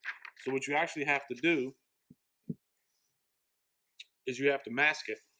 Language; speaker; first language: English; native; English